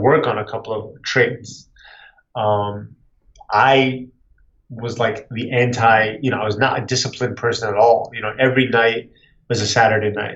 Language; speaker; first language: English; native; English